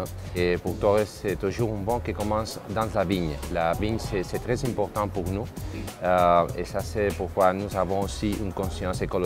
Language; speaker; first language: French; non-native, fluent; Spanish